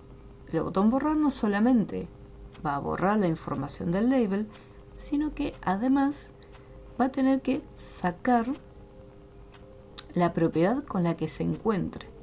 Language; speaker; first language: Spanish; native; Spanish